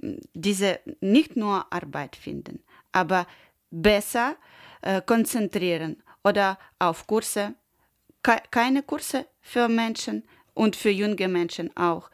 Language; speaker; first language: German; non-native, learner; Ukrainian